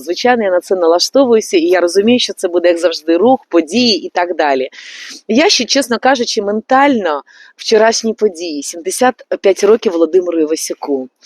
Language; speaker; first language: Ukrainian; native; Ukrainian